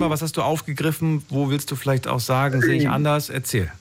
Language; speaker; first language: German; native; German